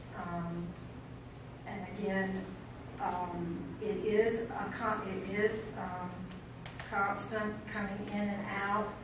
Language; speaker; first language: English; native; English